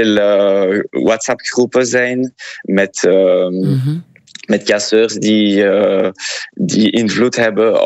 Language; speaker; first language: Dutch; non-native, fluent; French